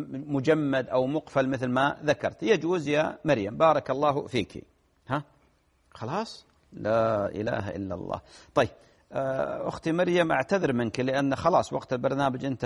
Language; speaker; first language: Arabic; native; Arabic